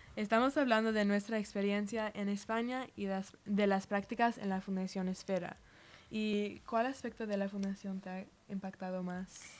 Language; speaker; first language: Spanish; early bilingual, heritage; Spanish